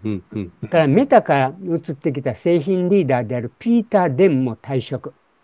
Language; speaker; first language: Japanese; native; Japanese